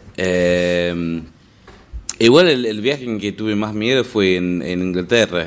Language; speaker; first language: Spanish; non-native, fluent; English